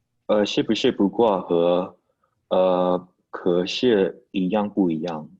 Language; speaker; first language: Chinese; non-native, learner; English